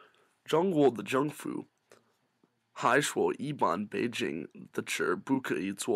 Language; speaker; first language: Chinese; non-native, learner; English